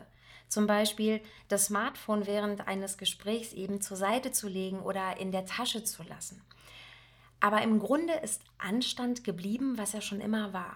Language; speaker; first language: German; native; German